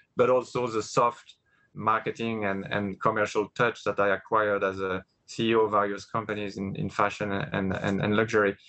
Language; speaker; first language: English; non-native, fluent; French